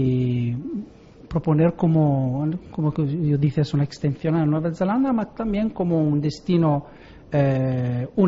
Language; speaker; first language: Spanish; non-native, learner; Italian